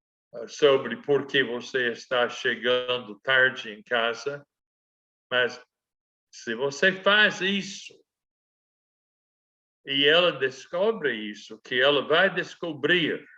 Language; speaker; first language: Portuguese; non-native, fluent; English